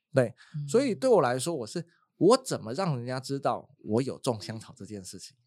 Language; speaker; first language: Chinese; native; Chinese